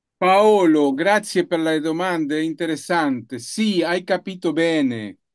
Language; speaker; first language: Italian; non-native, learner; Spanish